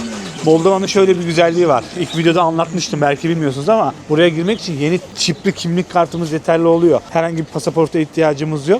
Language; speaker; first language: Turkish; native; Turkish